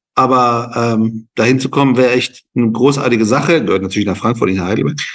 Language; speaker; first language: German; non-native, fluent; Persian